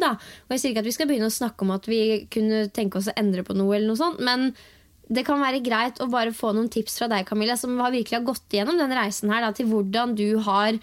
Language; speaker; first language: Norwegian; native; Norwegian